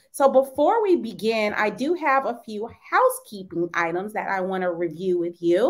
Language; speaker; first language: English; native; English